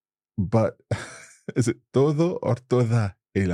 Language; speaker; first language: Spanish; non-native, fluent; English